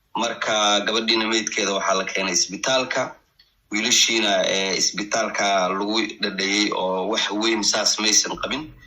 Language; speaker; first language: Somali; native; Somali